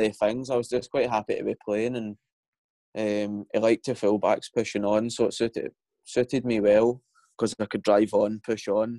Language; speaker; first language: English; native; English